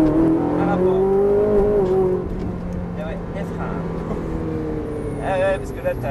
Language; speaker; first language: French; native; French